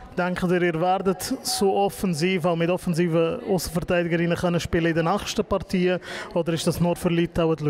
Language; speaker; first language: German; native; German